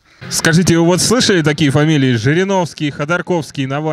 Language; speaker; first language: Russian; native; Russian